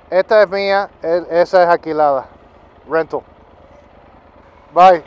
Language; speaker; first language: Spanish; early bilingual, heritage; Spanish